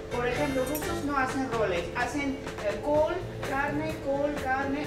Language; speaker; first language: Spanish; non-native, learner; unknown